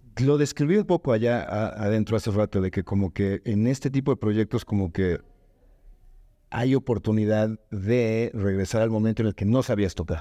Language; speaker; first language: Spanish; native; Spanish